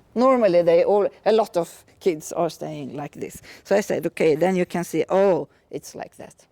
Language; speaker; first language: English; non-native, fluent; Swedish